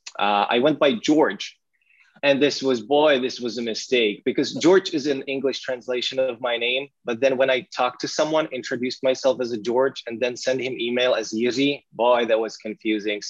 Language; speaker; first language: English; non-native, fluent; Czech